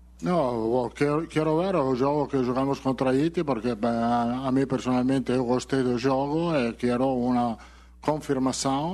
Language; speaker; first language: Portuguese; non-native, learner; Spanish